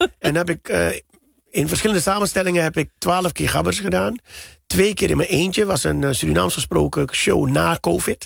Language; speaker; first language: Dutch; native; Dutch